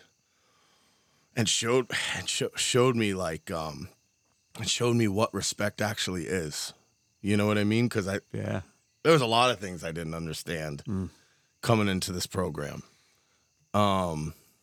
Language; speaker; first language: English; native; English